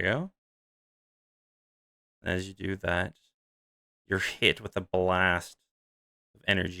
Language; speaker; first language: English; native; English